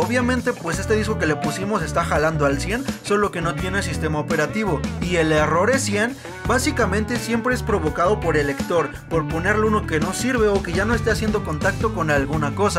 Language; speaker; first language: Spanish; native; Spanish